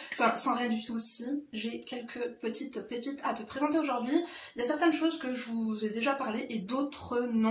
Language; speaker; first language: French; native; French